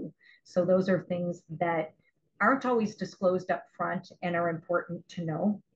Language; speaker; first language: English; native; English